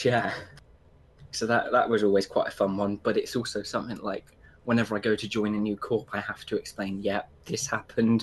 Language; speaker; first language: English; native; English